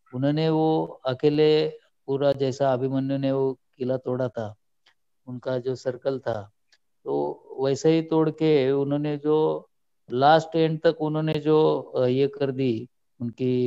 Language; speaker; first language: Hindi; non-native, local second language; Marathi